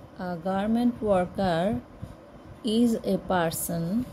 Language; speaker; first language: English; non-native, local second language; Bangla